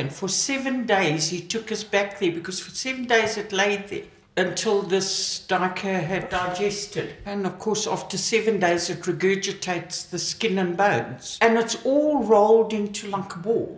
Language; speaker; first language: English; native; English